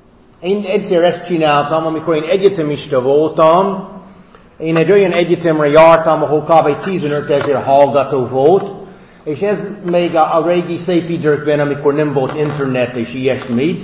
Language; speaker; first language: Hungarian; non-native, fluent; English